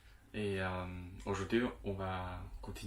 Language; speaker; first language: French; non-native, fluent; Chinese